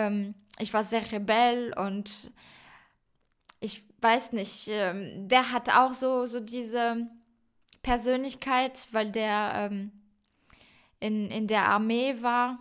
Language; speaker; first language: German; non-native, fluent; French